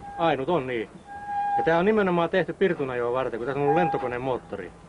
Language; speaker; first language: Finnish; native; Finnish